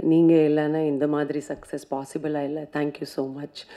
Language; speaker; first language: Tamil; non-native, fluent; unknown